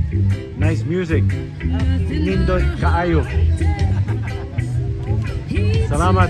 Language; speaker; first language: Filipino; non-native, learner; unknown